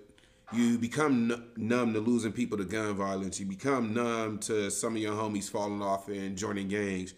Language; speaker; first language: English; native; English